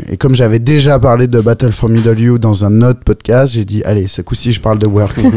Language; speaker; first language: French; native; French